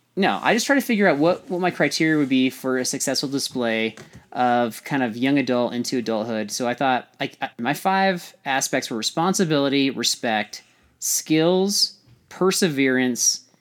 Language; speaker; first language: English; native; English